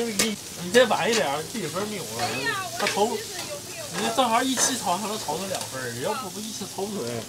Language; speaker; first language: Chinese; native; Chinese